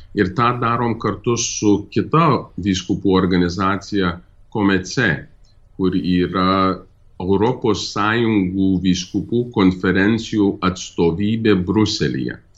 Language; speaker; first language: Lithuanian; early bilingual, heritage; Lithuanian